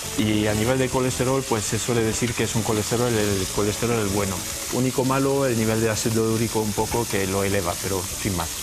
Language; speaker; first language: Spanish; early bilingual, heritage; Spanish